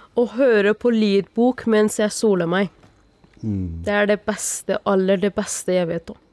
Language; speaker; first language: Norwegian; non-native, fluent; Persian